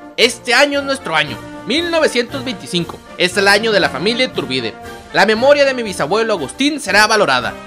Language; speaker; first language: Spanish; native; Spanish